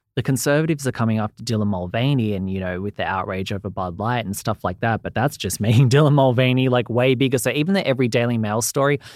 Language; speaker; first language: English; native; English